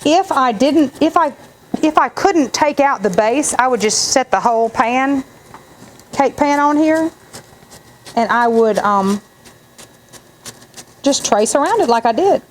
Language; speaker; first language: English; native; English